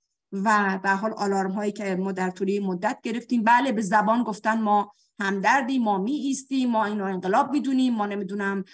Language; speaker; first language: Persian; native; Persian